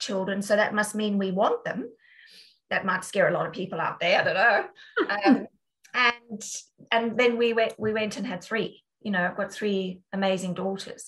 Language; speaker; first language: English; native; English